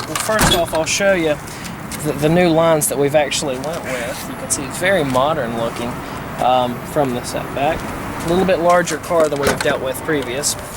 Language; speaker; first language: English; native; English